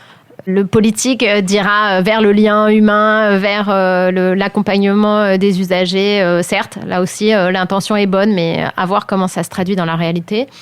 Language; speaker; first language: French; native; French